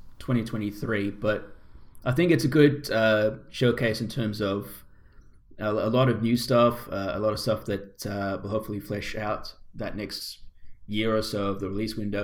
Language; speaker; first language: English; native; English